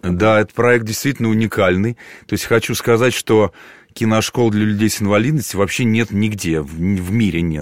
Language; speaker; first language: Russian; native; Russian